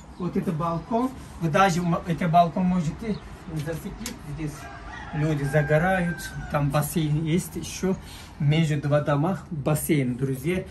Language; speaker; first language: Russian; non-native, learner; Turkish